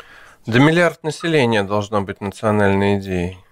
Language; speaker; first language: Russian; native; Russian